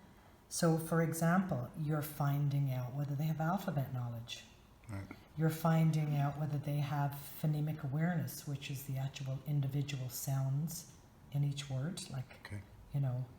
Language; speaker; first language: English; native; English